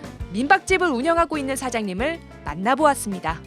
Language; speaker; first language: Korean; native; Korean